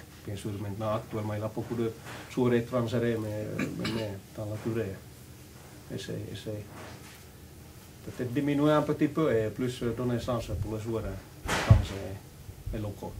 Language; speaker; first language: French; non-native, learner; Finnish